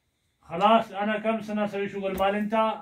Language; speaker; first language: Arabic; non-native, learner; Punjabi